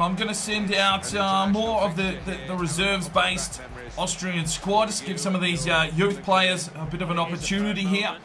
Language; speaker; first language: English; native; English